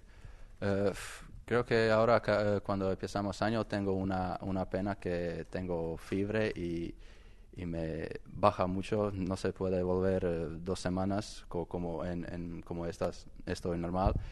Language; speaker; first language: Spanish; non-native, learner; Croatian